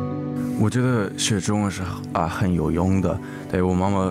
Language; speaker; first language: Chinese; early bilingual, heritage; English